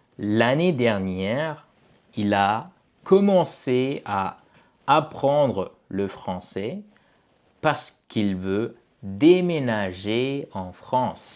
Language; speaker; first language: French; non-native, fluent; Tamil